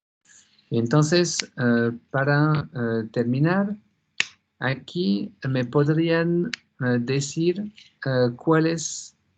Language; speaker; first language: Spanish; non-native, fluent; French